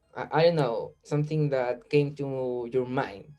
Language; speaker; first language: English; non-native, learner; Spanish